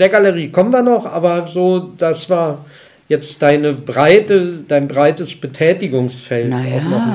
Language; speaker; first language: German; native; German